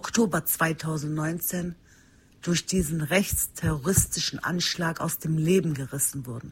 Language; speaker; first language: German; early bilingual, other home language; Turkish